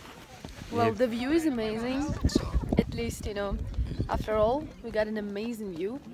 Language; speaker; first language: English; non-native, fluent; Belarusian